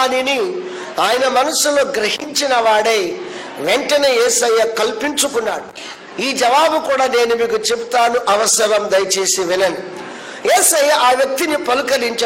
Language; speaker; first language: Telugu; native; Telugu